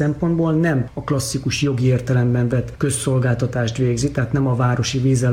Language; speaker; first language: Hungarian; native; Hungarian